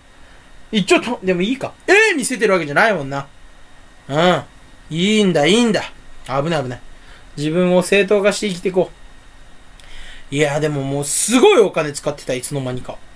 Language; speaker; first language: Japanese; native; Japanese